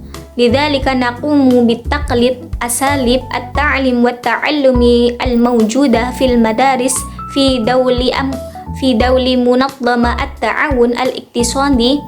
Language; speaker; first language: Arabic; non-native, learner; Indonesian